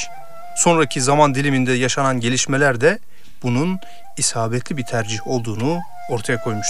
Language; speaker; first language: Turkish; native; Turkish